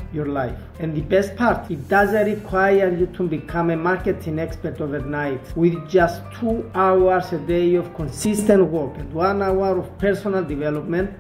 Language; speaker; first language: English; non-native, fluent; Greek